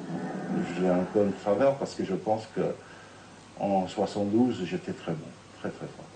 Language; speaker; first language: French; non-native, fluent; Italian